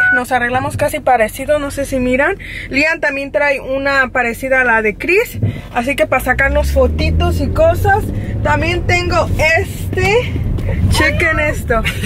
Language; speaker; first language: Spanish; early bilingual, heritage; Spanish